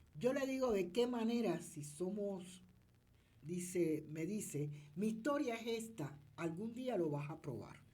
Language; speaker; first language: Spanish; native; Spanish